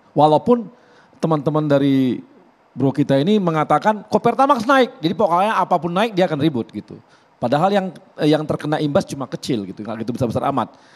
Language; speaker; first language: Indonesian; native; Indonesian